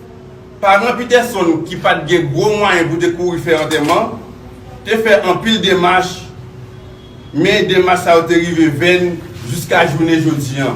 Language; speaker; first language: Haitian Creole; native; Haitian Creole